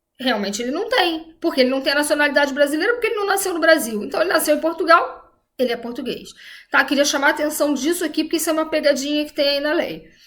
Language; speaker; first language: Portuguese; native; Portuguese